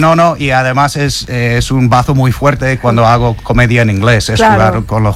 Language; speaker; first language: Spanish; non-native, fluent; English